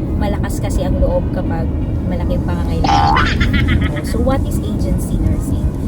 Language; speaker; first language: Filipino; native; Filipino